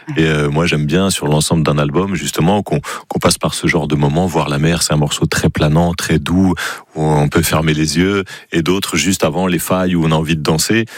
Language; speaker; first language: French; native; French